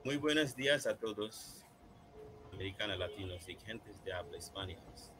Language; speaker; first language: Spanish; non-native, learner; Bangla